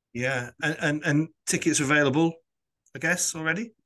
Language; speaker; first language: English; native; English